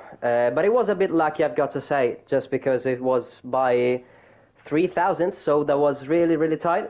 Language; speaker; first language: English; non-native, fluent; Italian